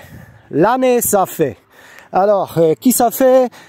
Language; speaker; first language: French; non-native, learner; Polish